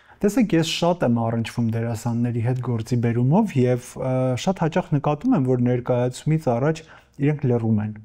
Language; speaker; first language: Armenian; native; Armenian